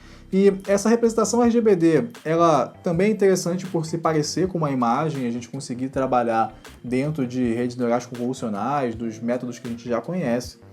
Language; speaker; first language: Portuguese; native; Portuguese